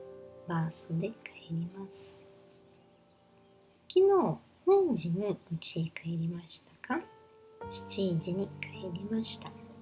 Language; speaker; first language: Japanese; non-native, learner; Portuguese